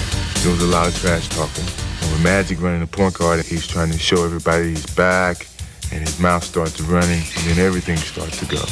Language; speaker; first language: English; native; English